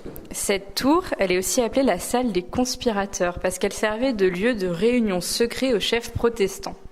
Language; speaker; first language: French; native; French